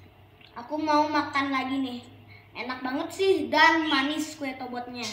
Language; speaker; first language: Indonesian; native; Indonesian